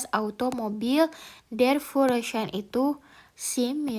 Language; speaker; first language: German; non-native, learner; Indonesian